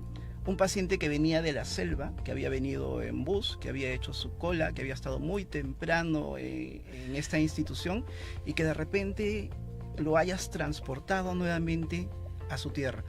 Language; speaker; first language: Spanish; native; Spanish